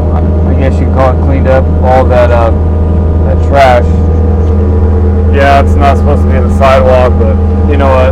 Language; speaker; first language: English; native; English